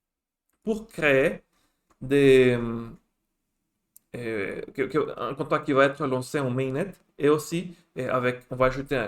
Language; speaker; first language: French; non-native, fluent; Spanish